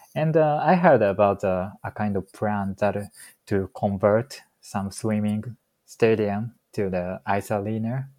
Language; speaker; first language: English; non-native, fluent; Japanese